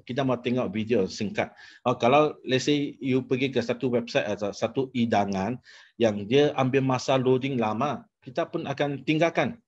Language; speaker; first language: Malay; non-native, local second language; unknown